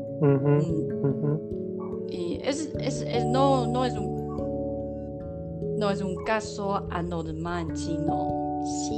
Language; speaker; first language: Spanish; non-native, learner; Chinese